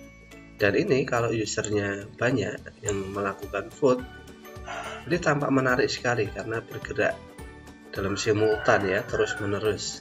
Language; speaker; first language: Indonesian; native; Indonesian